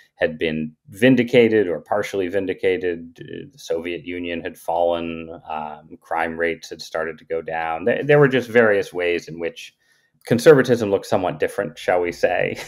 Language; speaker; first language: English; native; English